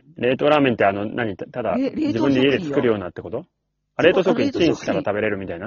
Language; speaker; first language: Japanese; native; Japanese